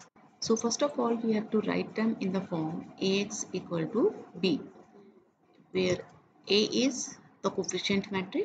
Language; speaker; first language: English; non-native, local second language; Hindi